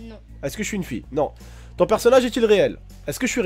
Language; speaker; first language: French; native; French